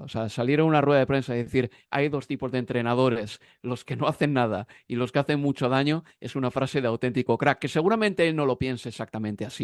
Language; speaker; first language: Spanish; native; Spanish